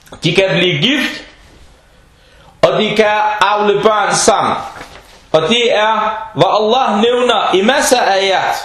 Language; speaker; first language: Danish; non-native, fluent; Arabic